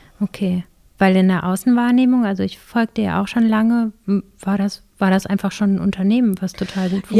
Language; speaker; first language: German; native; German